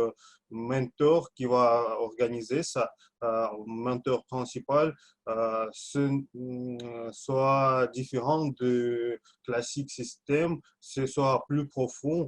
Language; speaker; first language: French; non-native, fluent; Russian